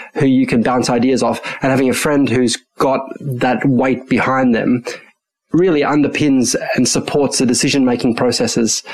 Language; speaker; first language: English; early bilingual, other home language; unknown